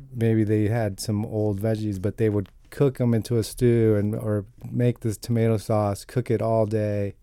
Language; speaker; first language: English; non-native, fluent; Italian